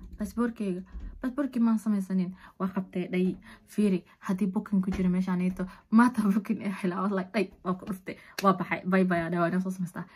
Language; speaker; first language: Somali; early bilingual, heritage; Somali